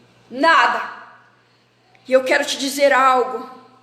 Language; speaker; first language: Portuguese; native; Portuguese